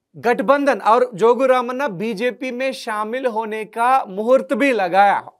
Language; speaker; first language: Hindi; non-native, local second language; Telugu